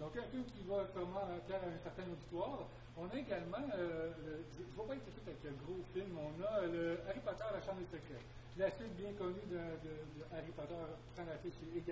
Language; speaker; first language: French; native; French